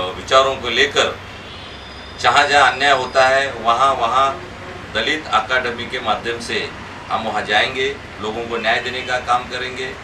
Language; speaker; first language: Hindi; non-native, local second language; Marathi